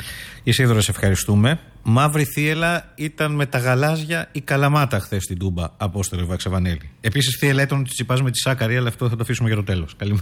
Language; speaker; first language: Greek; native; Greek